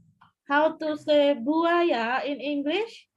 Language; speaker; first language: English; non-native, local second language; Indonesian